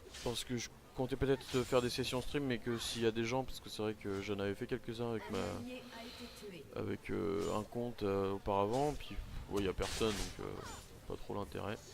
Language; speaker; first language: French; native; French